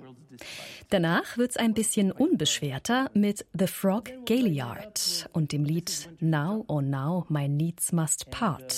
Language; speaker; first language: German; native; German